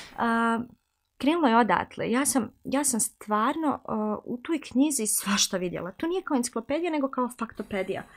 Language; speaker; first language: Bosnian; native; Bosnian